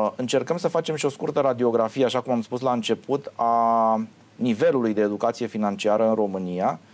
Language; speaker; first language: Romanian; native; Romanian